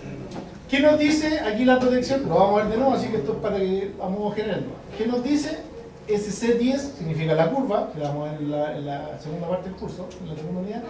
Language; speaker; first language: Spanish; native; Spanish